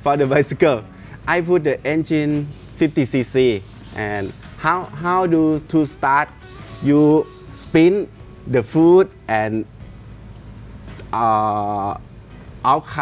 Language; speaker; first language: English; non-native, learner; Thai